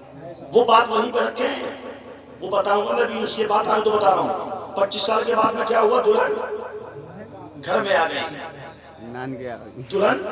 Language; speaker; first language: Urdu; native; Urdu